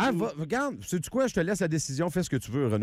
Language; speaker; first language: French; native; French